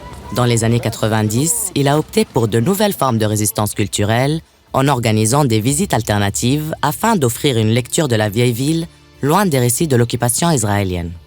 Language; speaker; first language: French; native; French